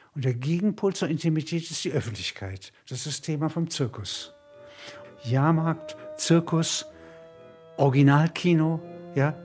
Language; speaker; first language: German; native; German